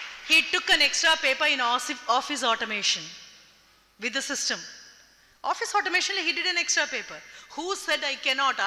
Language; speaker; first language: English; non-native, local second language; Tamil